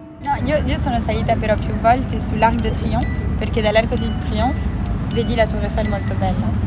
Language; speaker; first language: Italian; non-native, fluent; French